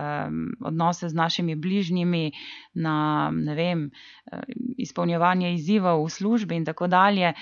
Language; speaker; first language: Slovenian; native; Slovenian